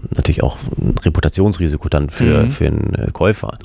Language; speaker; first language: German; native; German